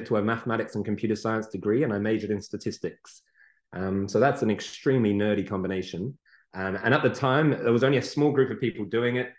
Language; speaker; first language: English; native; English